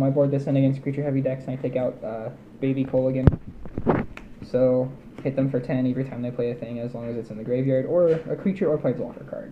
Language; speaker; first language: English; native; English